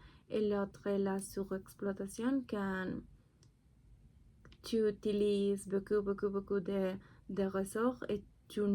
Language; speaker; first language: French; non-native, learner; Spanish